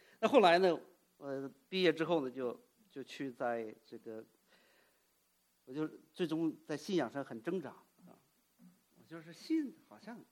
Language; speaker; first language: Chinese; early bilingual, heritage; Cantonese